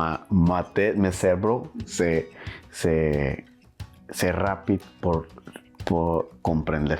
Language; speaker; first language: French; non-native, learner; Spanish